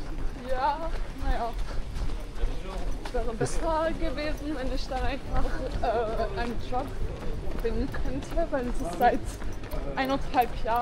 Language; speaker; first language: German; non-native, fluent; French